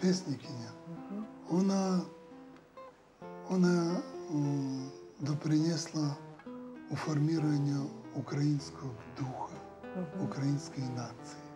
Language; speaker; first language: Ukrainian; early bilingual, heritage; Serbian